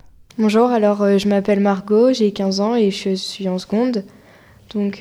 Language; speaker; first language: French; native; French